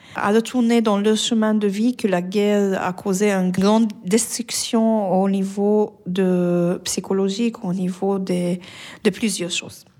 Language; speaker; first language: French; non-native, fluent; Arabic